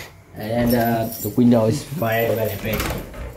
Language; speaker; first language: English; non-native, learner; Vietnamese